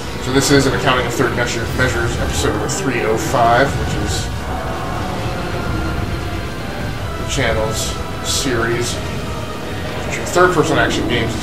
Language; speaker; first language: English; native; English